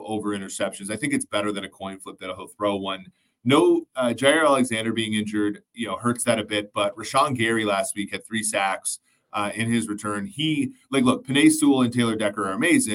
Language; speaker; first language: English; native; English